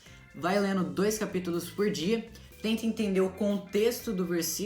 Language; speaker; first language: Portuguese; native; Portuguese